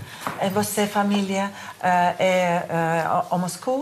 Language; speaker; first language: Portuguese; non-native, learner; Russian